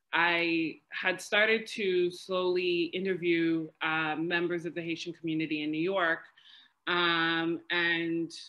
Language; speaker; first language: English; native; English